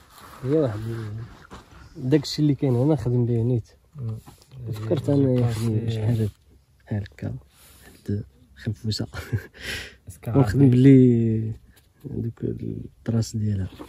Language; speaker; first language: Arabic; native; Arabic